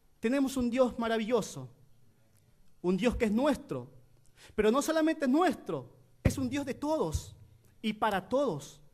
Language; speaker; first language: Spanish; native; Spanish